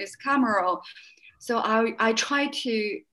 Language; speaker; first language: English; non-native, fluent; Chinese